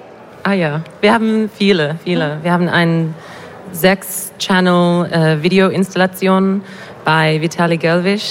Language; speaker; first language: German; non-native, fluent; English